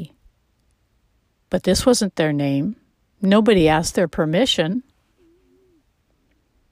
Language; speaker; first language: English; native; English